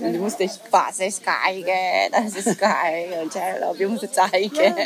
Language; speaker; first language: German; non-native, learner; Korean